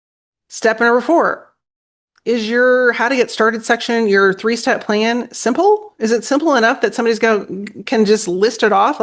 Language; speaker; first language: English; native; English